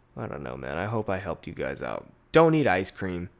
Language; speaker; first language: English; native; English